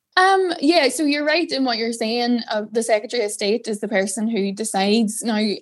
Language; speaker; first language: English; native; English